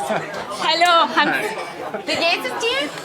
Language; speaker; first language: German; non-native, learner; Russian